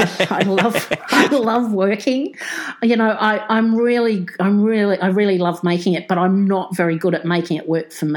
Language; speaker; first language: English; native; English